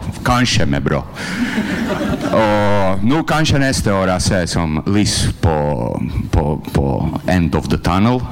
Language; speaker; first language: Norwegian; non-native, learner; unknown